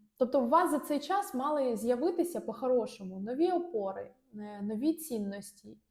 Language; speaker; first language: Ukrainian; non-native, local second language; Russian